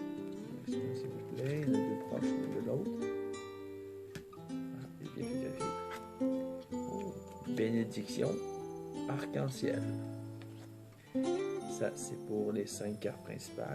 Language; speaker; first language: French; native; French